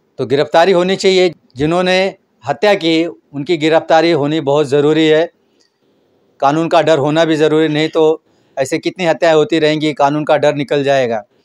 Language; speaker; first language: Hindi; native; Hindi